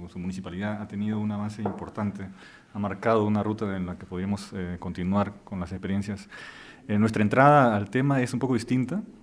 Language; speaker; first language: Spanish; non-native, fluent; German